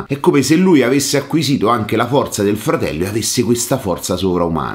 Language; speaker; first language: Italian; native; Italian